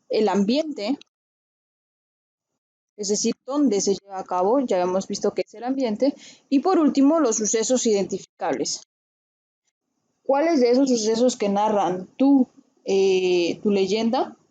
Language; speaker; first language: Spanish; native; Spanish